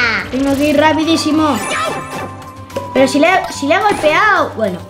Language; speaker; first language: Spanish; native; Spanish